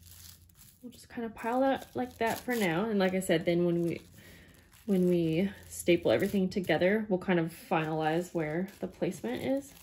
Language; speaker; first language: English; native; English